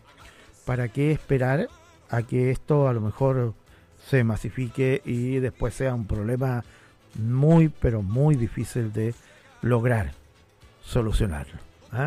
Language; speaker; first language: Spanish; native; Spanish